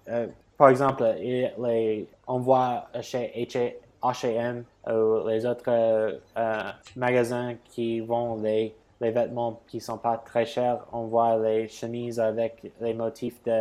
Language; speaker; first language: French; non-native, fluent; English